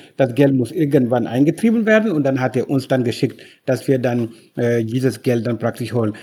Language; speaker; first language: German; non-native, fluent; Wolof